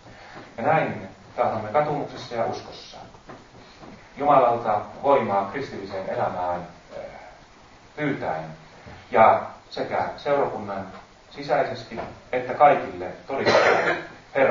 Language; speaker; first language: Finnish; native; Finnish